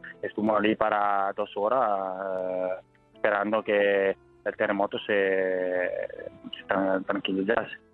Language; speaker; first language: Spanish; non-native, learner; Italian